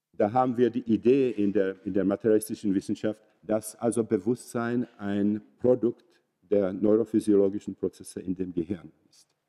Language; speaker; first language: German; non-native, fluent; Czech